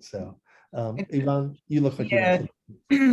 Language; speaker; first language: English; native; English